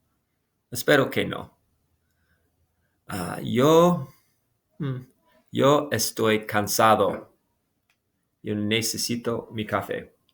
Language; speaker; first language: Spanish; non-native, fluent; English